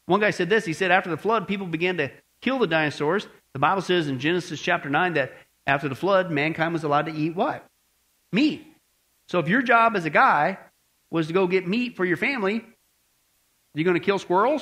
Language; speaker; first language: English; native; English